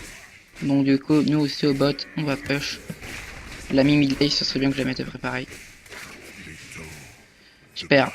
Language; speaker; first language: French; native; French